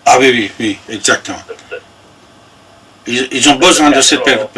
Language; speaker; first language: French; non-native, fluent; Persian